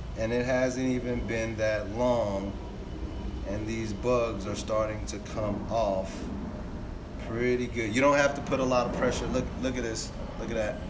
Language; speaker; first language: English; native; English